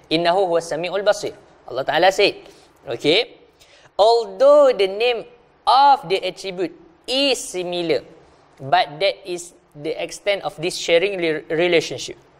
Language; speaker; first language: English; non-native, local second language; Malay